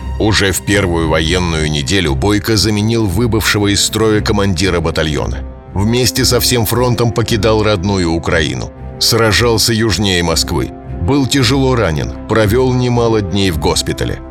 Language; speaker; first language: Russian; native; Russian